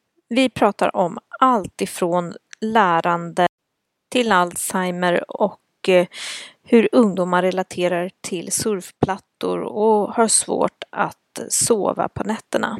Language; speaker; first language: Swedish; native; Swedish